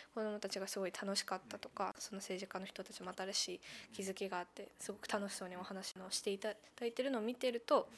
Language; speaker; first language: Japanese; native; Japanese